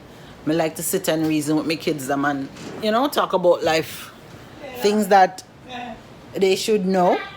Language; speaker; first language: English; native; English